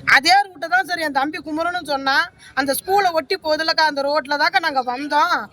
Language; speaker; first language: Tamil; native; Tamil